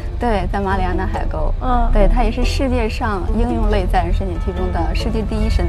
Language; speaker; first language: Chinese; native; Chinese